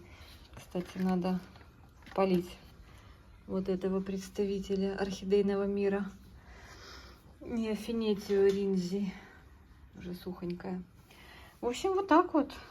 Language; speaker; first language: Russian; native; Russian